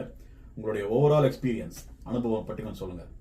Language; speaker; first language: Tamil; native; Tamil